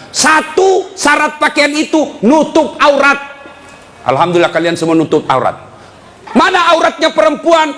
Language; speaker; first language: Indonesian; native; Indonesian